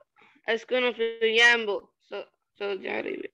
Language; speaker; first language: Arabic; non-native, learner; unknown